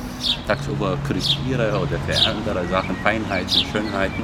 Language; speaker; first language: German; non-native, fluent; Arabic